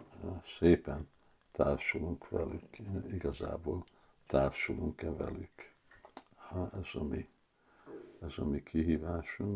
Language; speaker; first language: Hungarian; early bilingual, heritage; Hungarian